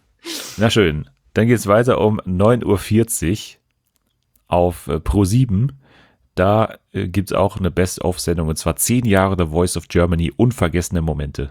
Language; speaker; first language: German; native; German